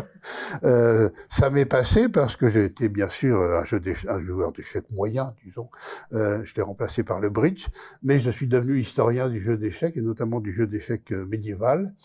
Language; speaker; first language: French; native; French